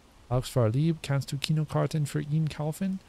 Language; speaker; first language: German; non-native, learner; English